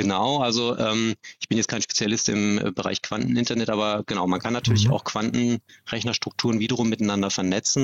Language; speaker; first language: German; native; German